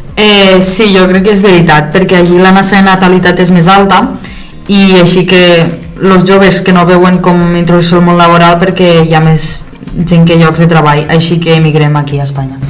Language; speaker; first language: Catalan; early bilingual, other home language; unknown